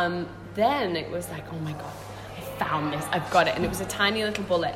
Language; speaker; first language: English; native; English